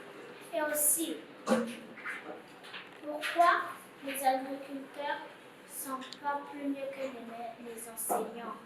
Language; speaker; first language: French; non-native, learner; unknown